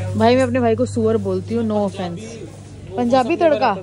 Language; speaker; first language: Hindi; native; Hindi